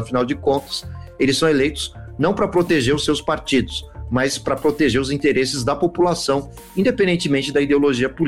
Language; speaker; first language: Portuguese; native; Portuguese